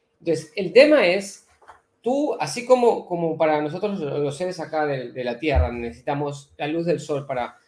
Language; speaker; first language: Spanish; native; Spanish